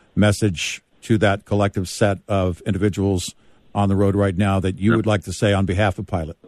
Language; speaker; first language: English; native; English